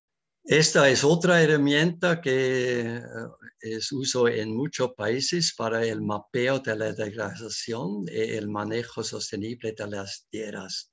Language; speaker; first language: Spanish; non-native, learner; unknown